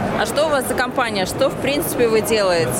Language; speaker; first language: Russian; native; Russian